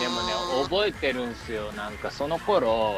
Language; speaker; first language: Japanese; native; Japanese